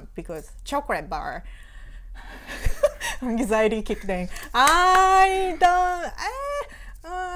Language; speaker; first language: English; non-native, fluent; Japanese